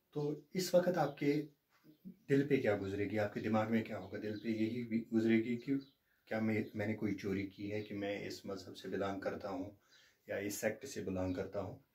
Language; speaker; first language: Hindi; non-native, local second language; Kashmiri